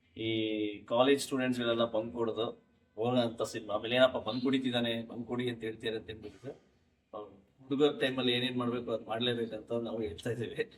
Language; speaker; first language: Kannada; native; Kannada